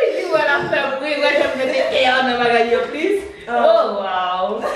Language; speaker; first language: French; non-native, learner; Haitian Creole